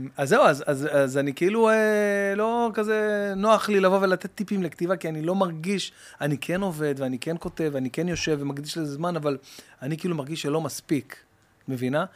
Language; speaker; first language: Hebrew; native; Hebrew